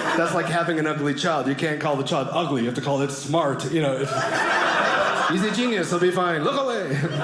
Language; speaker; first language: English; native; English